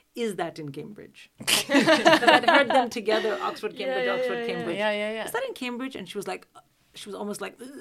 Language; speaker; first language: English; non-native, local second language; Hindi